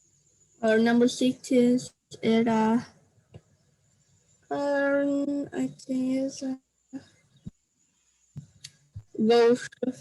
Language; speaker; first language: English; non-native, learner; Vietnamese